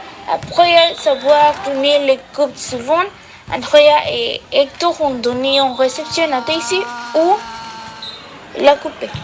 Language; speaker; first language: French; non-native, learner; Spanish